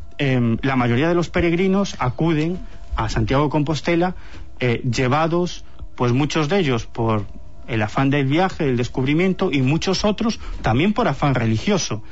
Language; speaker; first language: Spanish; native; Spanish